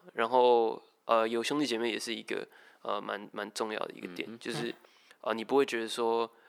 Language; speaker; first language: Chinese; native; Chinese